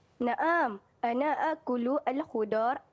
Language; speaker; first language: Arabic; non-native, learner; Malay